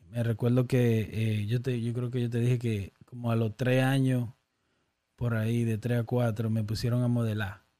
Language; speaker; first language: Spanish; native; Spanish